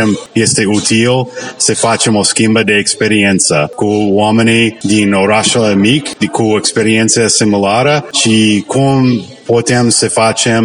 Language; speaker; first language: Romanian; non-native, learner; English